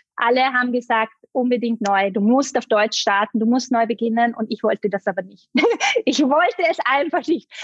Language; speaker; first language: German; native; German